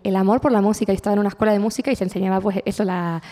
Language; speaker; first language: Spanish; native; Spanish